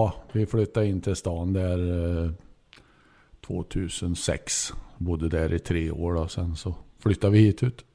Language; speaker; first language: Swedish; native; Swedish